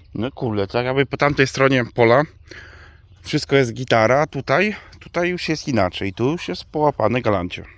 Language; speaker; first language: Polish; native; Polish